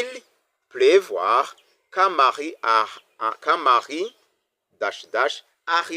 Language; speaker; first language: French; non-native, local second language; Kinyarwanda